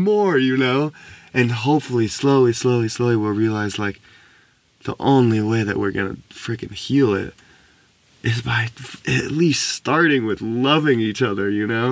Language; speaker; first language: English; native; English